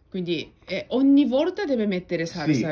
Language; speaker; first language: Italian; non-native, learner; Japanese